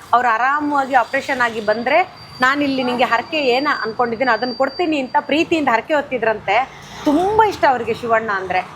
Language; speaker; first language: Kannada; native; Kannada